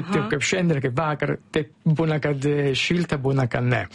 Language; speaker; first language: Lithuanian; non-native, fluent; Italian